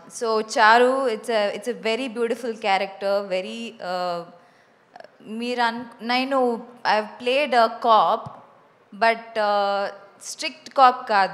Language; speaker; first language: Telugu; non-native, learner; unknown